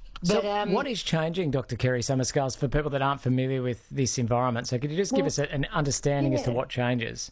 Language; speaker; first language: English; native; English